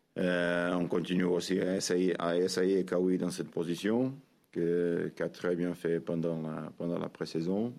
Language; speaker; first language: French; non-native, fluent; Portuguese